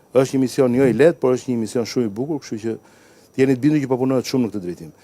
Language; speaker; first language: Albanian; native; Albanian